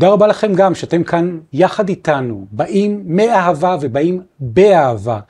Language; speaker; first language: Hebrew; native; Hebrew